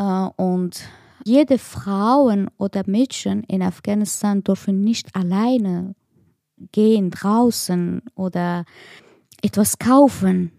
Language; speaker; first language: German; non-native, learner; Persian